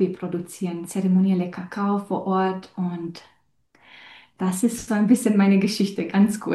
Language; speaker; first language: German; non-native, fluent; Romanian